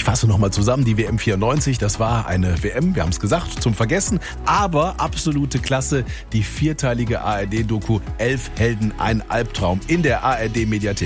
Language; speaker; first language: German; native; German